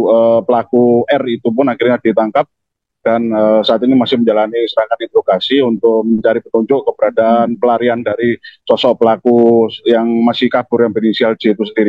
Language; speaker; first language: Indonesian; native; Indonesian